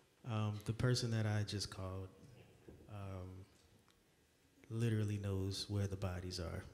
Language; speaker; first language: English; native; English